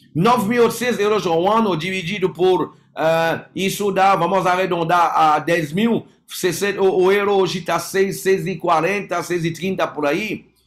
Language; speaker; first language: Portuguese; non-native, fluent; French